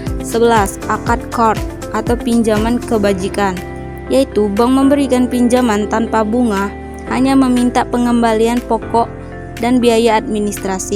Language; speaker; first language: Indonesian; native; Indonesian